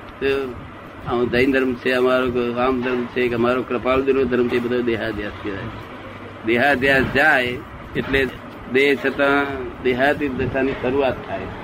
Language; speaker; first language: Gujarati; native; Gujarati